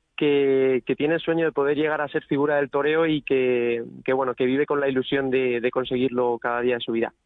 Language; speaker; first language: Spanish; native; Spanish